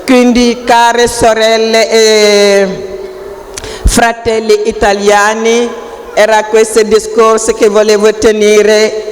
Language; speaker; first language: Italian; non-native, fluent; Wolof